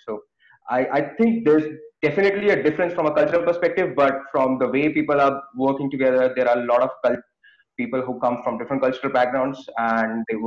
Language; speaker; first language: English; non-native, local second language; Hindi